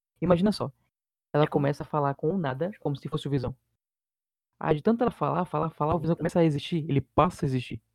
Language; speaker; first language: Portuguese; native; Portuguese